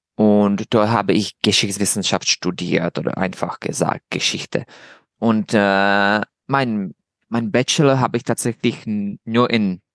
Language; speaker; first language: German; non-native, fluent; Czech